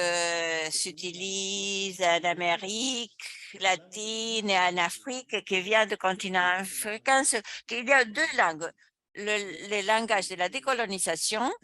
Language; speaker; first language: French; non-native, fluent; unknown